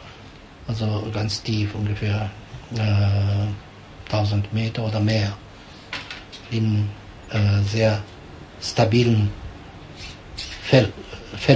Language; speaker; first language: German; non-native, fluent; Japanese